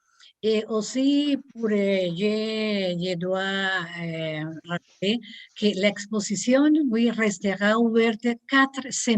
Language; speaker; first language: French; non-native, learner; Spanish